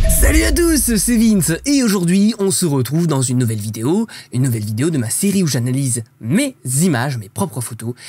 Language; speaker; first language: French; native; French